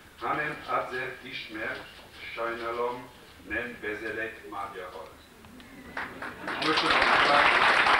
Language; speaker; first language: Hungarian; non-native, learner; German